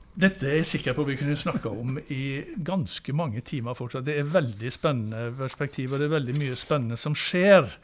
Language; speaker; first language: Norwegian; native; Norwegian